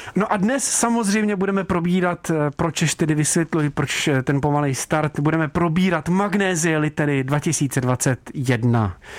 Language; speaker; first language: Czech; native; Czech